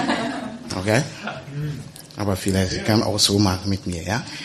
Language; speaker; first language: German; non-native, learner; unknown